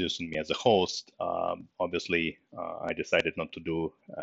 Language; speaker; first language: English; non-native, fluent; Russian